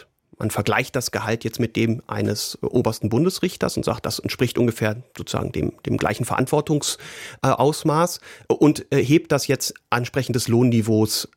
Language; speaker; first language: German; native; German